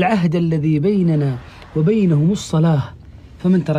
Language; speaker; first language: Arabic; native; Arabic